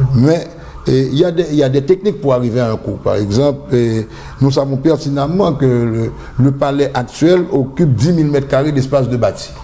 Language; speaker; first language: French; non-native, local second language; Haitian Creole